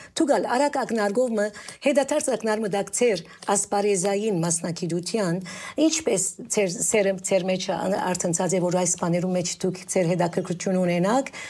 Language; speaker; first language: Armenian; early bilingual, heritage; Armenian